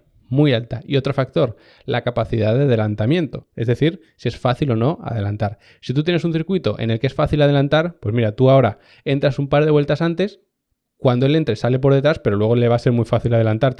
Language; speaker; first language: Spanish; native; Spanish